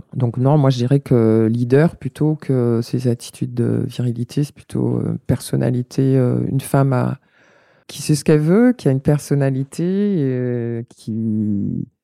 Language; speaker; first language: French; native; French